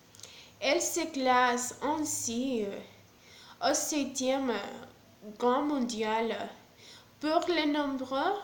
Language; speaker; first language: French; non-native, learner; Spanish